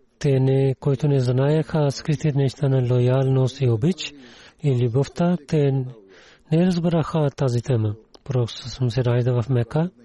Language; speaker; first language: Bulgarian; non-native, learner; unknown